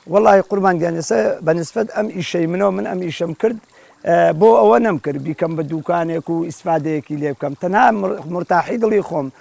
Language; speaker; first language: Central Kurdish; native; Central Kurdish